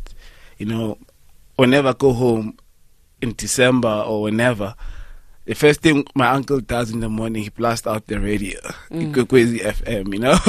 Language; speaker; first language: English; non-native, local second language; Northern Sotho